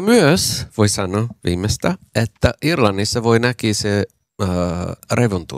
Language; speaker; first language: Finnish; non-native, learner; English